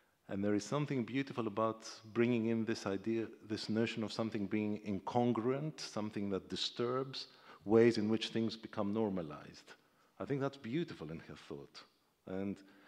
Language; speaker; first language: English; non-native, fluent; Greek